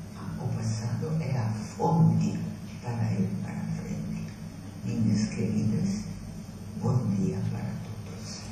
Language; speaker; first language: Portuguese; non-native, fluent; Italian